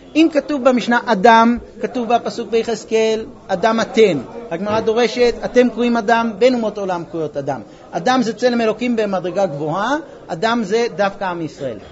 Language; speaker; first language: Hebrew; non-native, fluent; English